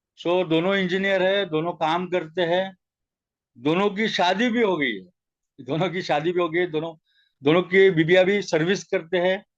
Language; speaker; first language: Hindi; non-native, local second language; Marathi